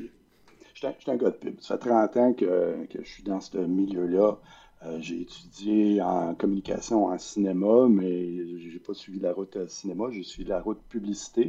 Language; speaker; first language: French; native; French